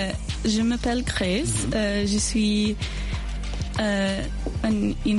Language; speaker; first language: French; non-native, learner; English